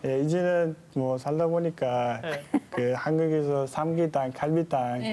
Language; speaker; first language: Korean; non-native, fluent; Uzbek